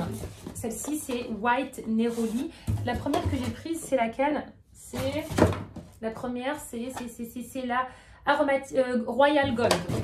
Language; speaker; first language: French; native; French